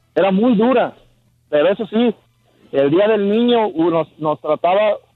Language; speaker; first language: Spanish; native; Spanish